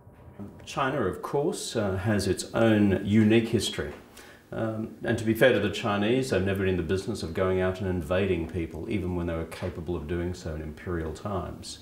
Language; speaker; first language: English; native; English